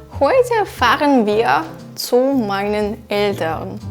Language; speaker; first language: German; non-native, fluent; Ukrainian